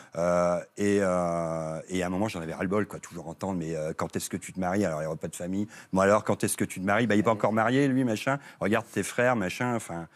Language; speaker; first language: French; native; French